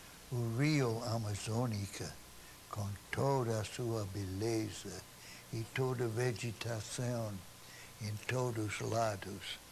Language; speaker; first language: Portuguese; non-native, fluent; English